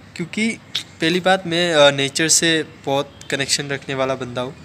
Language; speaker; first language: Hindi; non-native, local second language; Assamese